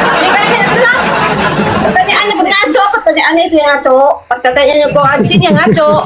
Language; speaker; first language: Indonesian; native; Indonesian